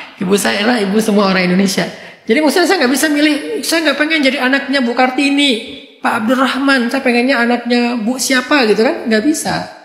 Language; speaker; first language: Indonesian; native; Indonesian